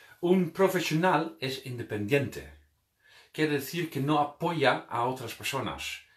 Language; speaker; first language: Spanish; non-native, fluent; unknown